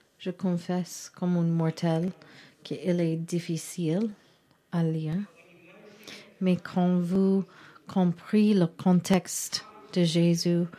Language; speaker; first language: French; non-native, learner; English